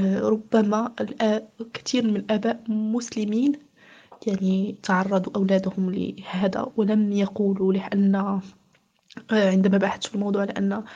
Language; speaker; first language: Arabic; native; Arabic